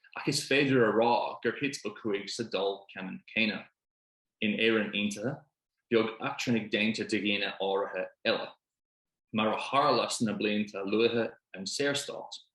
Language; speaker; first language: Irish; non-native, local second language; English